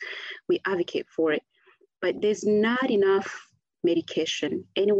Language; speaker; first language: English; non-native, local second language; Kinyarwanda